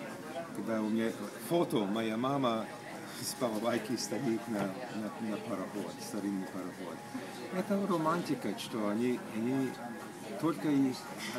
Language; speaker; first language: Russian; early bilingual, heritage; Russian